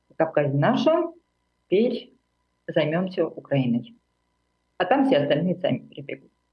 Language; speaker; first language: Russian; non-native, local second language; Armenian